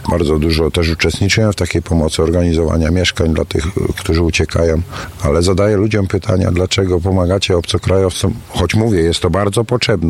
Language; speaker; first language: Polish; native; Polish